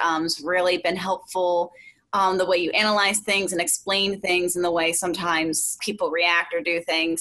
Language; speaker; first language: English; native; English